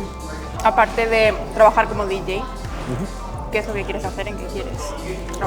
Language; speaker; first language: Spanish; native; Spanish